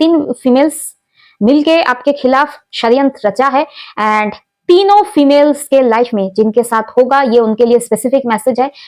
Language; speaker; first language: Hindi; non-native, local second language; Bangla